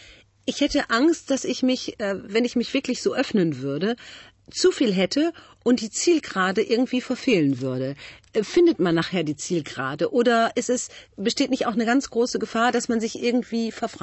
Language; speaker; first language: German; native; German